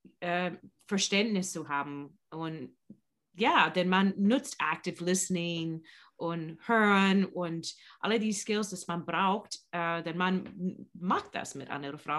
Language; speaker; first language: German; non-native, learner; English